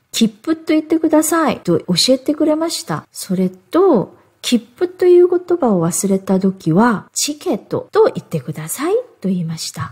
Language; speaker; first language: Japanese; non-native, fluent; Korean